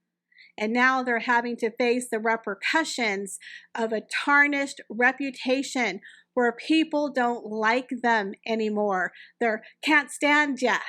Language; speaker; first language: English; native; English